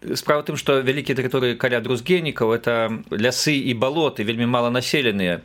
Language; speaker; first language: Belarusian; native; Belarusian